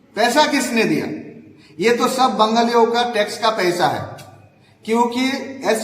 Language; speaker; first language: Hindi; non-native, local second language; Bangla